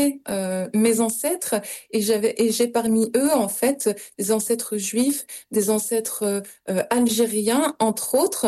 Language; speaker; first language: French; native; French